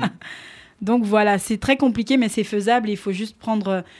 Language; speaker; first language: French; non-native, local second language; Lingala